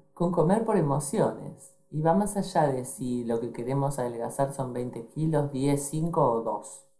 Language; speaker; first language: Spanish; native; Spanish